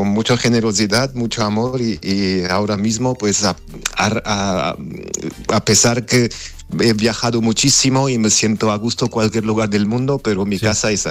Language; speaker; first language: Spanish; non-native, fluent; Armenian